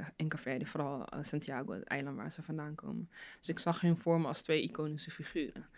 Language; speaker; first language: Dutch; native; Dutch